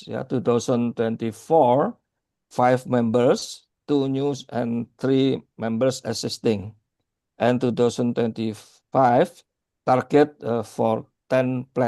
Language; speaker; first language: English; non-native, learner; Indonesian